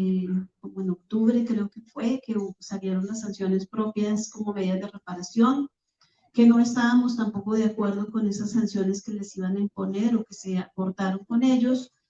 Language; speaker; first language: Spanish; native; Spanish